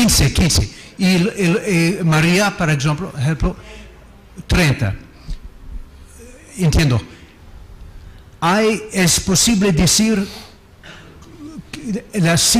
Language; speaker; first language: Spanish; non-native, learner; English